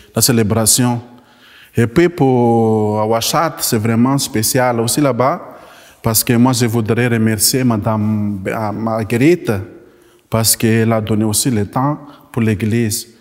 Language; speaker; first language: French; non-native, local second language; Malagasy